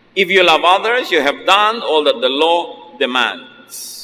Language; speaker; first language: English; non-native, local second language; Filipino